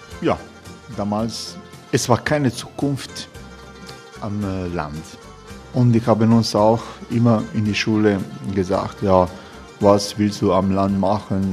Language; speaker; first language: German; non-native, learner; Croatian